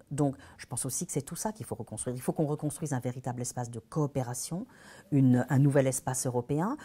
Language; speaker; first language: French; native; French